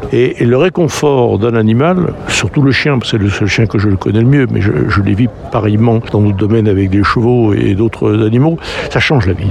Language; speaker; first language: French; native; French